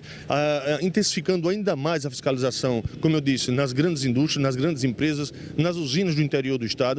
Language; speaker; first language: Portuguese; native; Portuguese